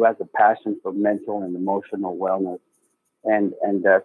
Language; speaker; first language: English; native; English